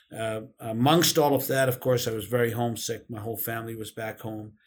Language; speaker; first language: English; non-native, local second language; Urdu